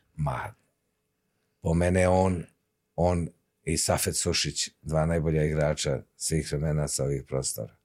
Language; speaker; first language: Serbian; native; Serbian